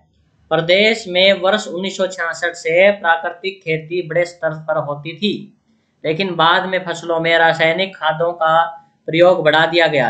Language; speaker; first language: Hindi; native; Hindi